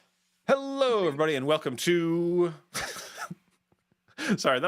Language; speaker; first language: English; native; English